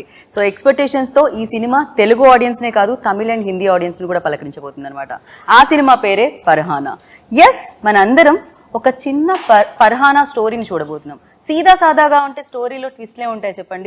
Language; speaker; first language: Telugu; native; Telugu